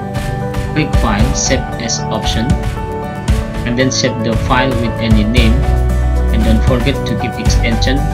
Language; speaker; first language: English; non-native, learner; Indonesian